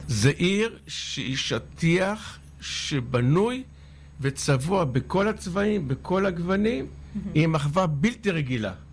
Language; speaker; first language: Hebrew; native; Hebrew